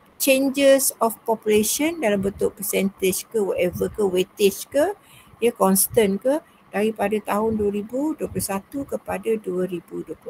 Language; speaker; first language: Malay; native; Malay